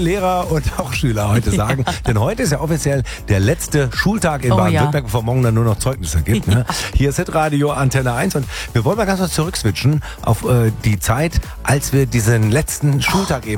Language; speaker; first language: German; native; German